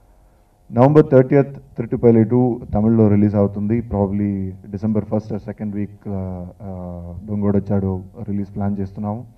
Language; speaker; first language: Telugu; non-native, learner; Tamil